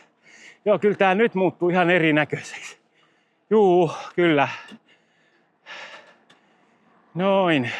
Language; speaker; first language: Finnish; native; Finnish